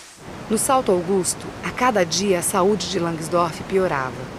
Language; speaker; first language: Portuguese; native; Portuguese